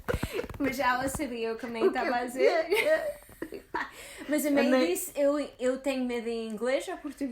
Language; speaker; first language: Portuguese; early bilingual, heritage; Portuguese